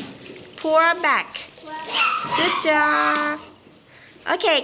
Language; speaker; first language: English; non-native, fluent; Thai